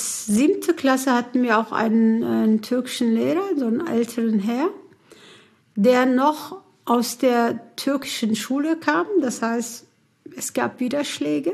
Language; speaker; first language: German; early bilingual, other home language; Turkish